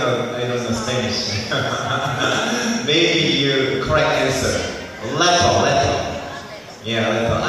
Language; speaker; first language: English; non-native, learner; Korean